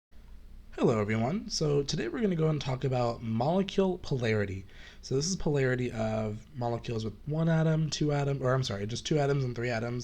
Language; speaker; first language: English; native; English